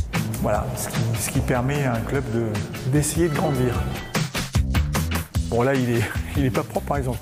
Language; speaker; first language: French; native; French